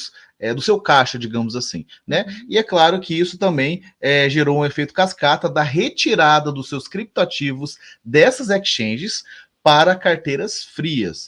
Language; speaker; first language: Portuguese; native; Portuguese